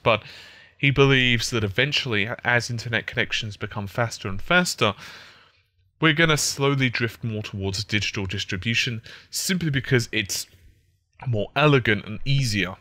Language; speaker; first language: English; native; English